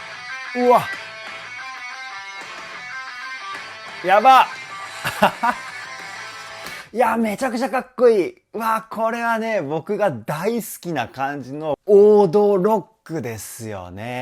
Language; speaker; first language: Japanese; native; Japanese